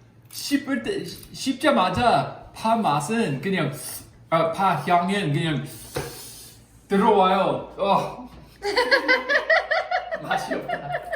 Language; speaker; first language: Korean; non-native, learner; English